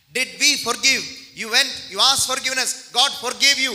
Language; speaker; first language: English; non-native, local second language; Tamil